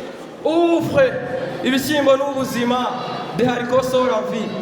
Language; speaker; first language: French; non-native, learner; Kinyarwanda